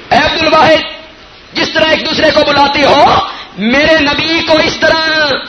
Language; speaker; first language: Urdu; non-native, local second language; Punjabi